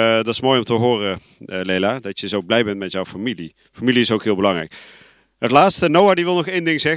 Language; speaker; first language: Dutch; native; Dutch